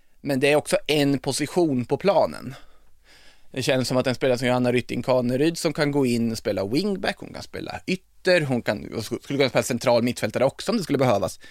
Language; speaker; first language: Swedish; native; Swedish